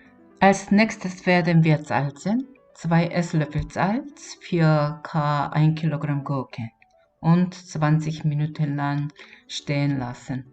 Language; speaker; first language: German; non-native, learner; Korean